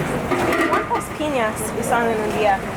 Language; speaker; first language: Spanish; non-native, learner; English